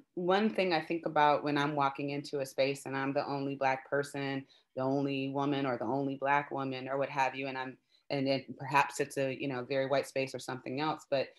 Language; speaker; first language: English; native; English